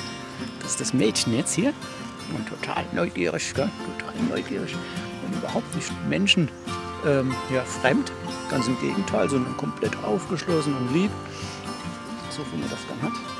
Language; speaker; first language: German; native; German